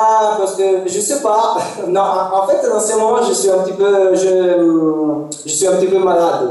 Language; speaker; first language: French; non-native, learner; Italian